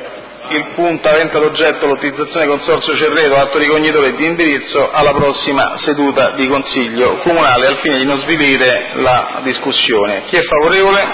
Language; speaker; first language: Italian; native; Italian